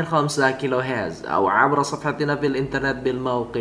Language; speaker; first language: Arabic; non-native, fluent; Indonesian